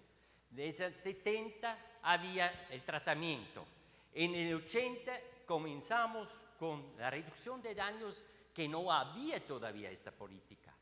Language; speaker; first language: Spanish; non-native, learner; Swiss German